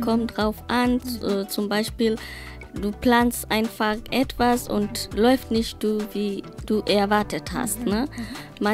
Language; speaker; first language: German; non-native, learner; Swahili